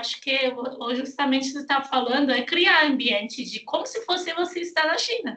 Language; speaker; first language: Portuguese; non-native, fluent; Chinese